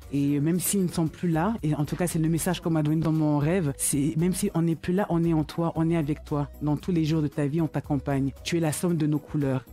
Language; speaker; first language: French; early bilingual, other home language; Lingala